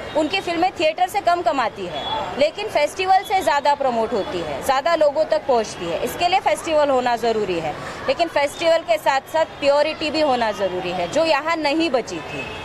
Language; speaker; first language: Hindi; non-native, local second language; Marathi